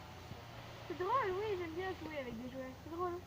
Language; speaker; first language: French; native; French